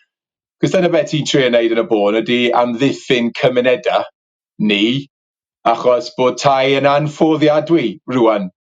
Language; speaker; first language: Welsh; native; Welsh